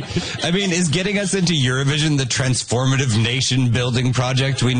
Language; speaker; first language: English; native; English